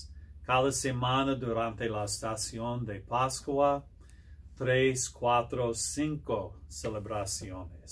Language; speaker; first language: Spanish; non-native, learner; English